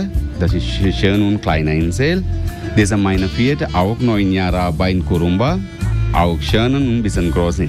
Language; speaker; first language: German; non-native, learner; Sinhala